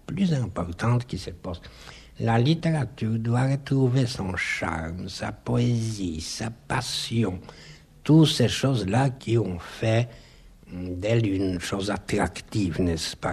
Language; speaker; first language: French; non-native, fluent; Polish